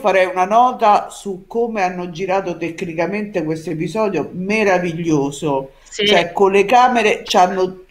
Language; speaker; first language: Italian; native; Italian